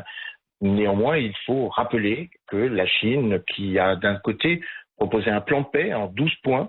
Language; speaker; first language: French; native; French